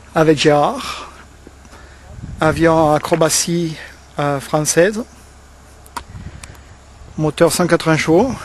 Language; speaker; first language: French; native; French